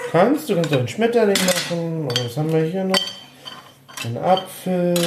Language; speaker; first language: German; native; German